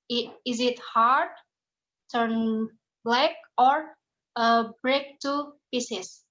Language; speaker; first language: English; non-native, learner; Indonesian